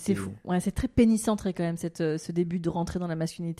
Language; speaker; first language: French; native; French